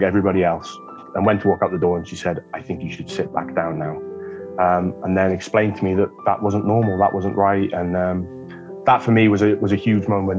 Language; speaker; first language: English; native; English